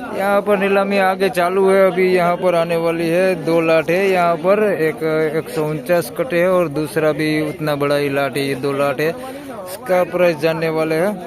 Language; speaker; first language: Hindi; non-native, local second language; Gujarati